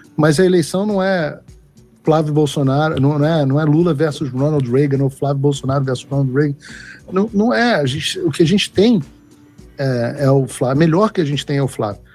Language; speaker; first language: Portuguese; native; Portuguese